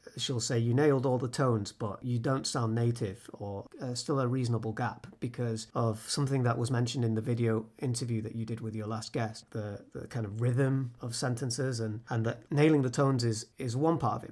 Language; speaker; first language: English; native; English